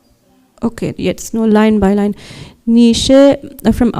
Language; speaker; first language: German; non-native, learner; English